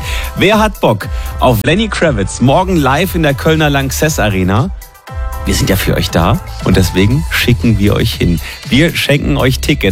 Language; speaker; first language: German; native; German